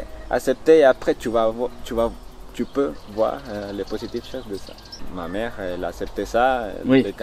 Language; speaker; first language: French; non-native, learner; Spanish